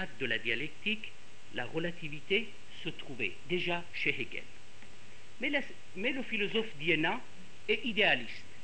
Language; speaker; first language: French; non-native, fluent; Persian